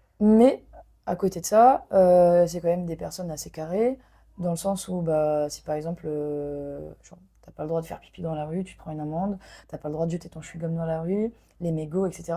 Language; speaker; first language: French; non-native, local second language; Arabic